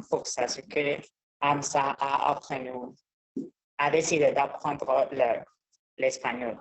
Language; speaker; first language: French; non-native, learner; Spanish